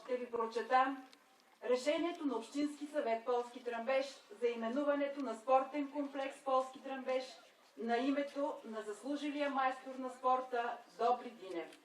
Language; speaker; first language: Bulgarian; native; Bulgarian